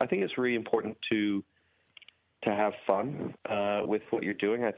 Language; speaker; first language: English; native; English